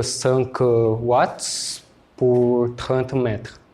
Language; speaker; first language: French; non-native, learner; Portuguese